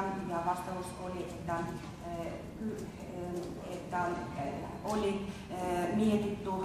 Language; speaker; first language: Finnish; non-native, fluent; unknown